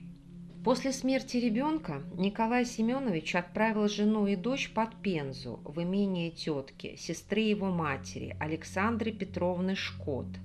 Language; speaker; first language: Russian; native; Russian